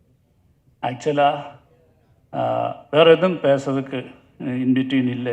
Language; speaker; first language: Tamil; non-native, learner; Malayalam